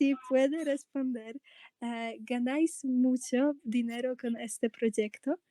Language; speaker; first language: Spanish; non-native, fluent; Polish